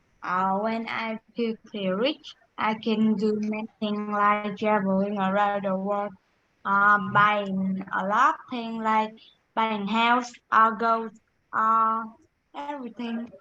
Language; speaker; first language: English; non-native, learner; Vietnamese